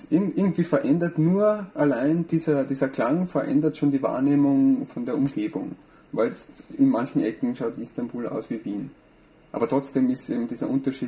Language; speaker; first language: German; native; German